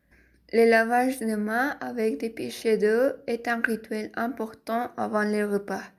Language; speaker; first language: French; non-native, learner; Spanish